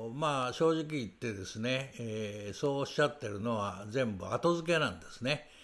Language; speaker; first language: Japanese; native; Japanese